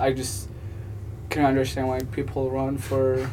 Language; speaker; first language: English; non-native, fluent; Tigrinya